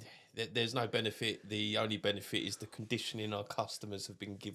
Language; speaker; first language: English; native; English